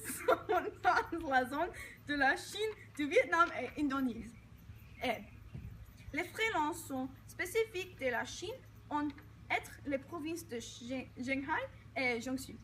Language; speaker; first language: French; non-native, learner; English